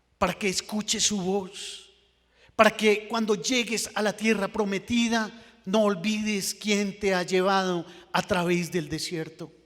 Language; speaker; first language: Spanish; native; Spanish